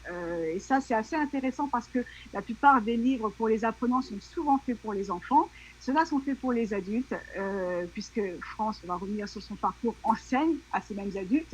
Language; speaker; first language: French; native; French